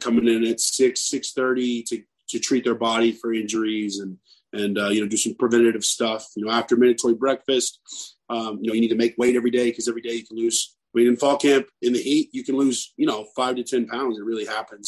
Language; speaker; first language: English; native; English